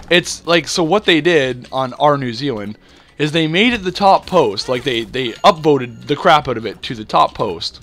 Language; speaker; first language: English; native; English